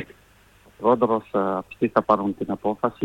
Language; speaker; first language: Greek; non-native, fluent; French